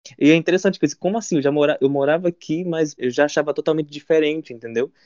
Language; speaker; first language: Portuguese; native; Portuguese